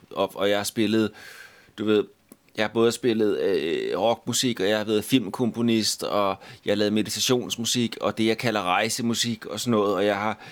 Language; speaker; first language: Danish; native; Danish